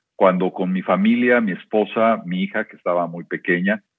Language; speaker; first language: Spanish; native; Spanish